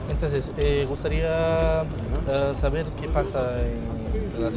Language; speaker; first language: Spanish; non-native, learner; Portuguese